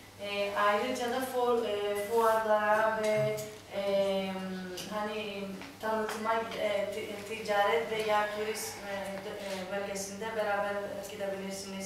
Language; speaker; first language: Turkish; non-native, learner; Greek